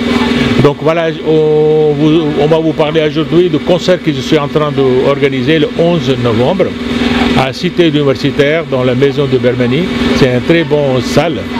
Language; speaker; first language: French; non-native, fluent; Punjabi